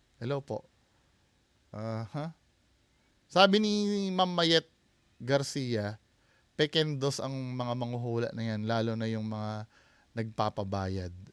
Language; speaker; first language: Filipino; native; Filipino